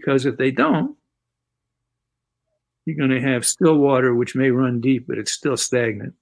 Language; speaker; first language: English; native; English